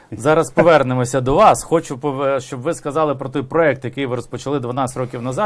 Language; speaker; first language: Ukrainian; native; Ukrainian